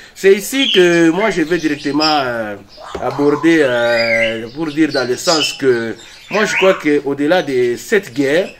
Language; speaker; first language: French; non-native, local second language; Swahili